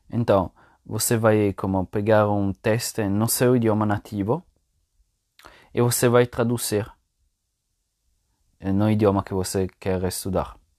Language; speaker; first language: Portuguese; non-native, fluent; Italian